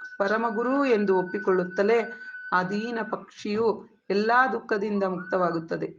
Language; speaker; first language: Kannada; native; Kannada